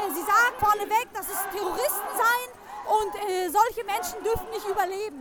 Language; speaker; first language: German; early bilingual, other home language; Kurdish